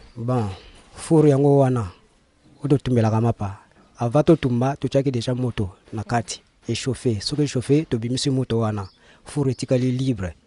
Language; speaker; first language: Lingala; non-native, local second language; Kongo